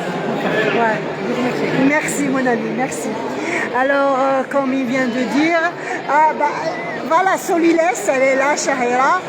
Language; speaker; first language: French; non-native, local second language; Arabic